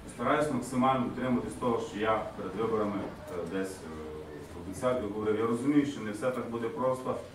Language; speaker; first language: Ukrainian; native; Ukrainian